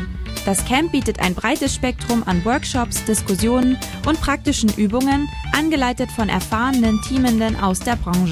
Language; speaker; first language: German; native; German